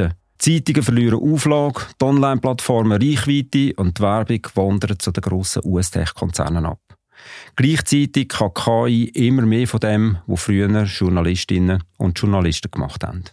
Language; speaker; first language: German; native; German